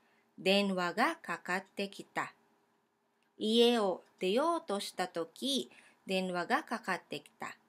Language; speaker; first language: Japanese; non-native, fluent; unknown